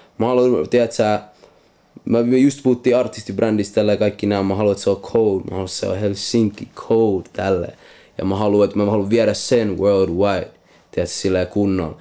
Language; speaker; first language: Finnish; non-native, local second language; Swedish